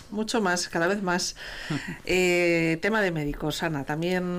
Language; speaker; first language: Spanish; native; Spanish